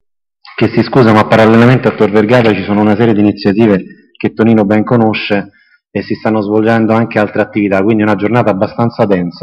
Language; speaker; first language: Italian; native; Italian